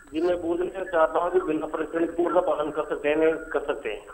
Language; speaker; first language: Hindi; native; Hindi